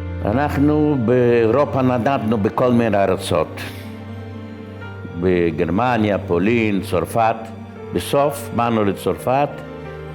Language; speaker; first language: Hebrew; non-native, fluent; Yiddish